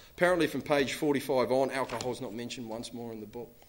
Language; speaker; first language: English; native; English